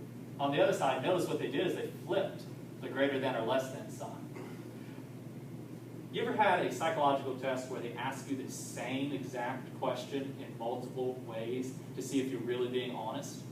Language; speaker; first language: English; native; English